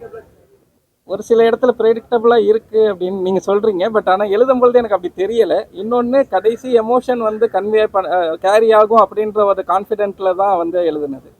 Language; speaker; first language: Tamil; native; Tamil